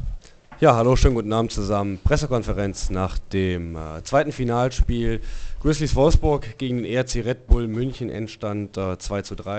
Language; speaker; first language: German; native; German